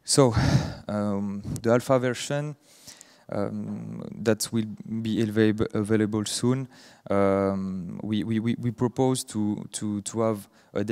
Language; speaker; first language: English; non-native, fluent; French